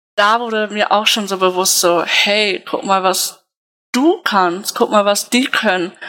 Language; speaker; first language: German; native; German